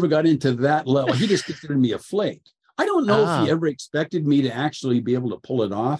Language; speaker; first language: English; native; English